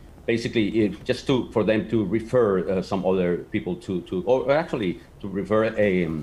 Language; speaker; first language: English; non-native, fluent; Spanish